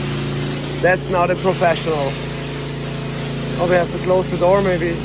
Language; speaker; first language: English; non-native, fluent; German